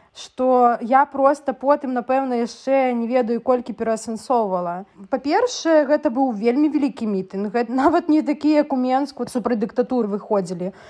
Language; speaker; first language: Belarusian; non-native, local second language; Russian